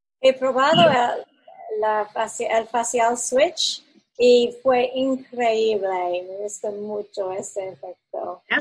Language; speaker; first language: Spanish; non-native, fluent; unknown